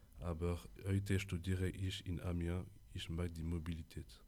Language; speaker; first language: German; non-native, learner; French